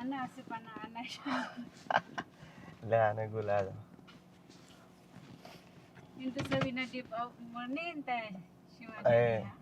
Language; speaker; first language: Arabic; non-native, learner; Telugu